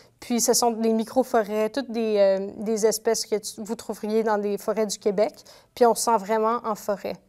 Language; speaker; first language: French; native; French